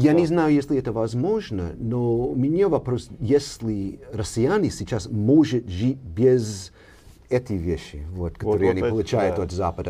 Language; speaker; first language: Russian; non-native, fluent; English